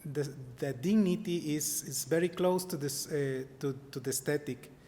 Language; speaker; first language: English; non-native, learner; Spanish